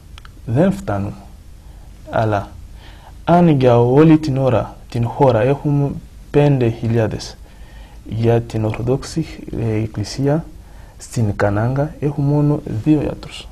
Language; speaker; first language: Greek; non-native, fluent; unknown